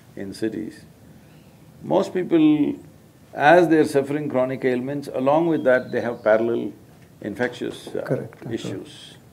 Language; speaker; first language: English; non-native, local second language; Kannada